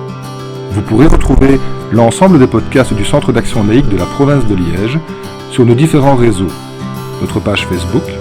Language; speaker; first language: French; native; French